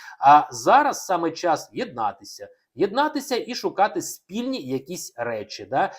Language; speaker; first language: Ukrainian; non-native, local second language; Russian